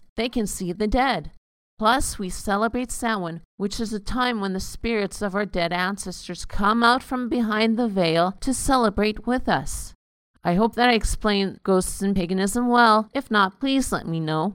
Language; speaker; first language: English; native; English